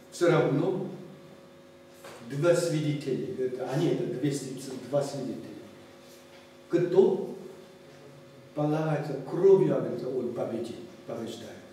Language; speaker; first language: Russian; non-native, learner; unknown